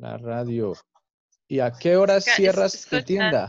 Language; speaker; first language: Spanish; native; Spanish